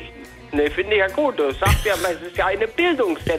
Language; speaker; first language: German; native; German